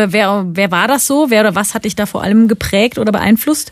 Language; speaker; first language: German; native; German